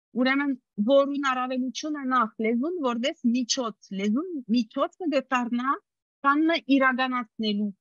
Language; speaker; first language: Armenian; early bilingual, heritage; Armenian